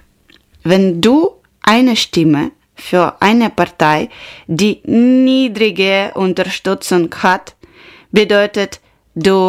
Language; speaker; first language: German; non-native, learner; Ukrainian